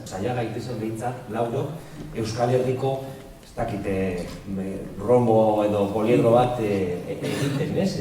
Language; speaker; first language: Basque; non-native, local second language; Spanish